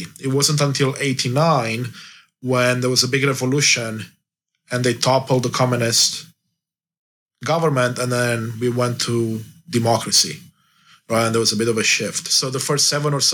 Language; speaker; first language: English; non-native, fluent; Romanian